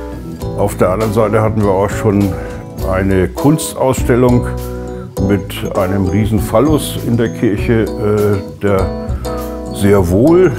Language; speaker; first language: German; native; German